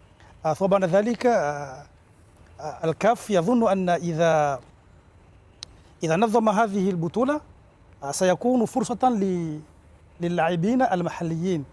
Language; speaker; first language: Arabic; non-native, local second language; Comorian